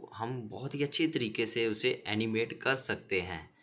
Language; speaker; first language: Hindi; native; Hindi